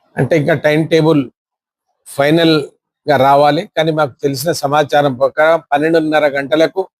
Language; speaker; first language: Telugu; non-native, local second language; Lambadi